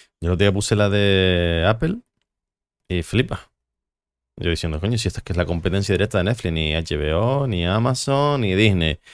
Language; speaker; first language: Spanish; native; Spanish